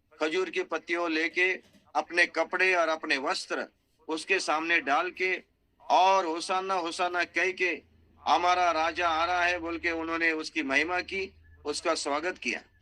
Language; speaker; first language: Hindi; non-native, local second language; Marathi